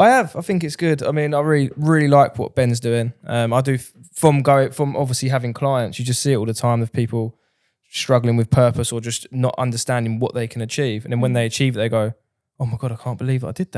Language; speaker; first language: English; native; English